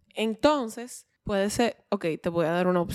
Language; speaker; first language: Spanish; native; Spanish